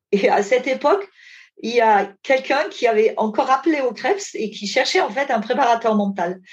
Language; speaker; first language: French; non-native, fluent; German